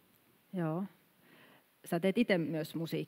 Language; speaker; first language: Finnish; native; Finnish